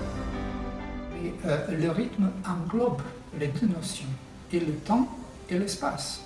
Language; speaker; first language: French; non-native, fluent; Serbian